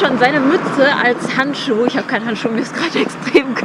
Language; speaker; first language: German; native; German